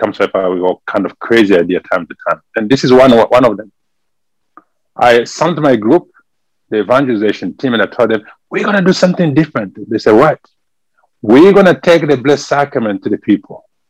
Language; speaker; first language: English; non-native, fluent; French